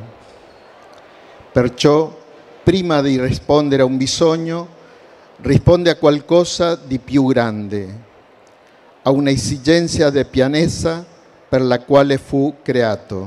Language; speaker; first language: Italian; non-native, learner; Spanish